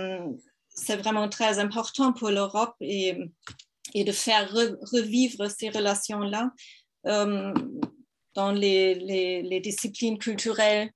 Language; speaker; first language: French; non-native, fluent; German